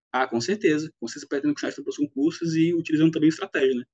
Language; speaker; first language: Portuguese; native; Portuguese